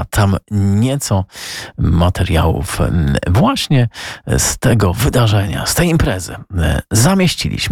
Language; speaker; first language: Polish; native; Polish